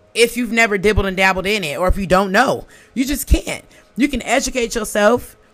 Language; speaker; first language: English; native; English